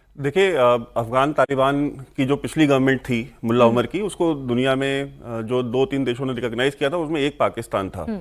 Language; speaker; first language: Hindi; native; Hindi